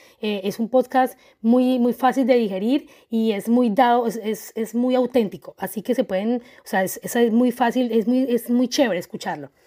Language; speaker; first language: Spanish; native; Spanish